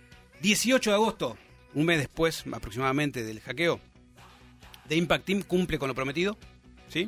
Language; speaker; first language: Spanish; native; Spanish